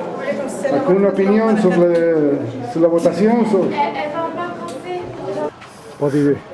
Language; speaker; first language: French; non-native, learner; Spanish